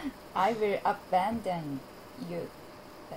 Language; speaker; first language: English; non-native, learner; Japanese